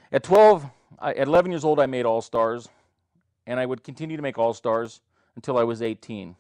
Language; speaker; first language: English; native; English